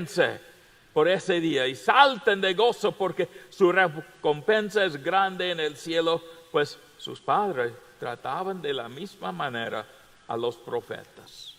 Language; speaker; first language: Spanish; non-native, fluent; English